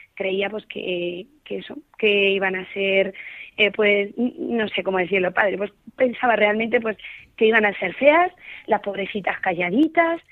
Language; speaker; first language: Spanish; native; Spanish